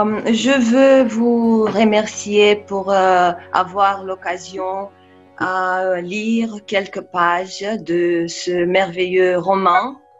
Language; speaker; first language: French; non-native, fluent; Romanian